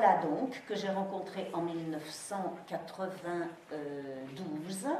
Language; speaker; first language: French; native; French